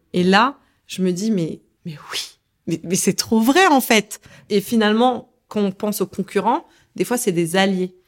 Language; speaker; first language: French; early bilingual, other home language; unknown